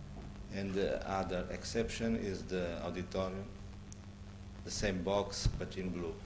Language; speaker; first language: English; non-native, learner; Portuguese